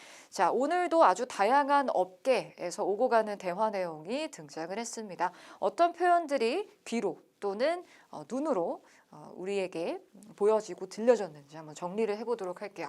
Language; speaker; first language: Korean; native; Korean